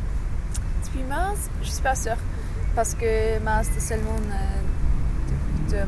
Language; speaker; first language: French; non-native, learner; English